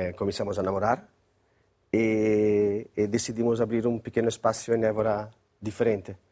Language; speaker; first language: Portuguese; non-native, fluent; Italian